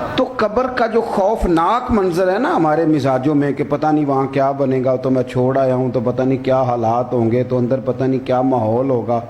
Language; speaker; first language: Urdu; non-native, local second language; Punjabi